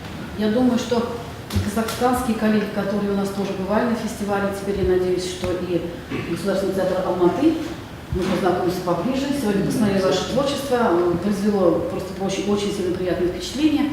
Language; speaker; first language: Russian; native; Russian